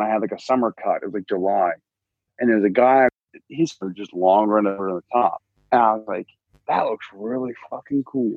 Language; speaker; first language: English; native; English